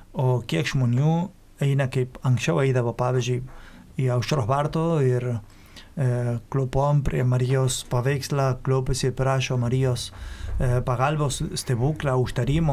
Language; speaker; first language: Lithuanian; non-native, fluent; Spanish